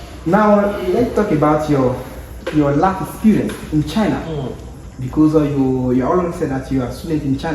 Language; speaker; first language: English; non-native, learner; French